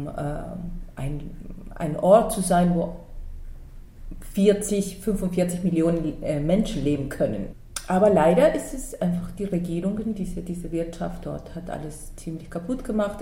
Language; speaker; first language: German; non-native, fluent; Spanish